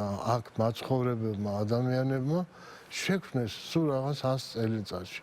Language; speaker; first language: Georgian; native; Georgian